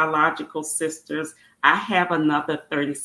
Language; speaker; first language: English; native; English